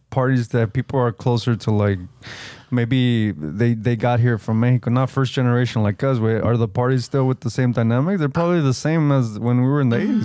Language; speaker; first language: English; early bilingual, other home language; Spanish